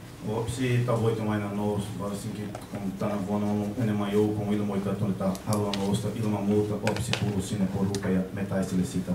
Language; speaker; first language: Finnish; non-native, learner; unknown